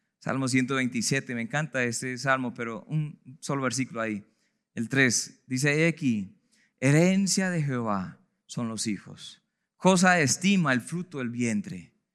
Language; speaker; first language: Spanish; non-native, fluent; English